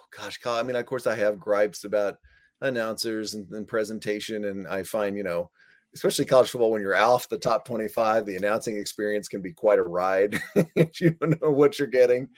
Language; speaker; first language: English; native; English